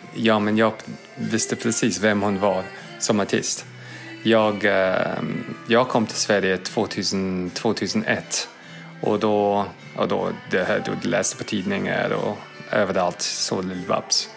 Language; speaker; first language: Swedish; non-native, fluent; English